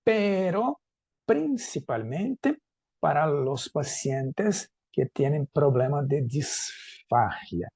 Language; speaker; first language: Spanish; non-native, fluent; Portuguese